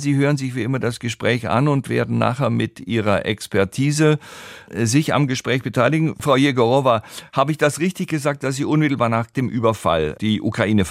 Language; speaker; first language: German; native; German